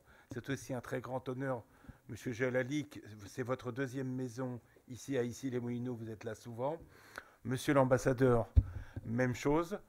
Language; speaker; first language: French; native; French